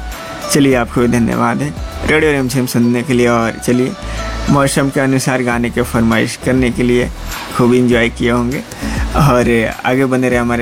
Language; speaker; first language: Hindi; native; Hindi